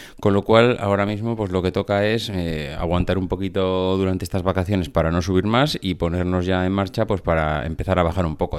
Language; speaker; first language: Spanish; native; Spanish